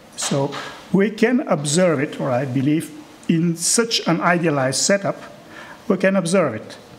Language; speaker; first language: English; non-native, fluent; Bulgarian